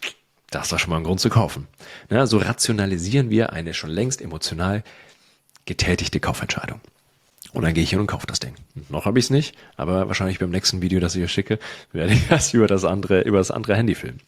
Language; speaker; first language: German; native; German